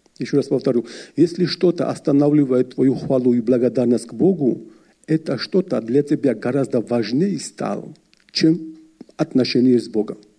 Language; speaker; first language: Russian; non-native, fluent; Georgian